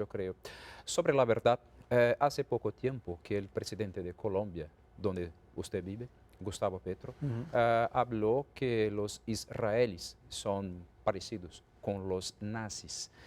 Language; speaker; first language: Spanish; non-native, fluent; Portuguese